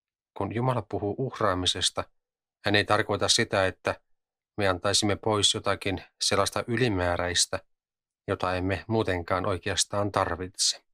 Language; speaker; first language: Finnish; native; Finnish